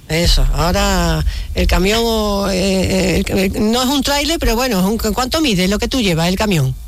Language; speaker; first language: Spanish; native; Spanish